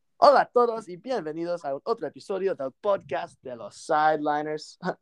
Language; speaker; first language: Spanish; non-native, learner; English